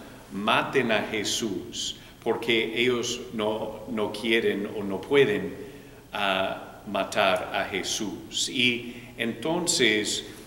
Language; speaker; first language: Spanish; non-native, fluent; English